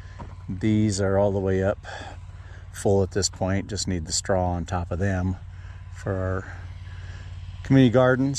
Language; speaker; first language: English; native; English